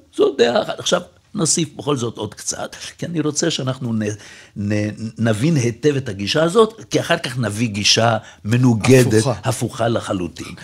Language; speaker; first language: Hebrew; native; Hebrew